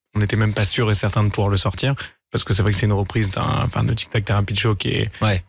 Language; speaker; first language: French; native; French